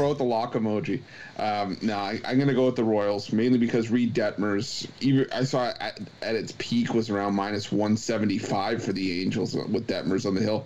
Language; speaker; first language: English; native; English